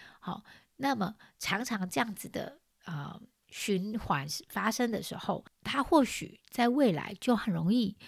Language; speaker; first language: Chinese; native; Chinese